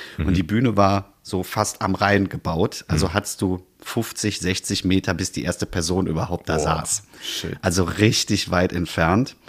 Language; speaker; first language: German; native; German